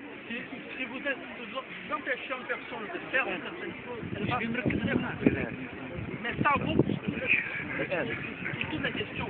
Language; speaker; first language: French; non-native, fluent; Portuguese